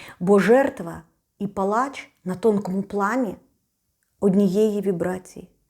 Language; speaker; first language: Ukrainian; non-native, local second language; Russian